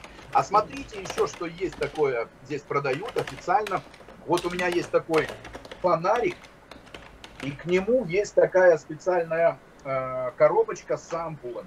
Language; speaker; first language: Russian; native; Russian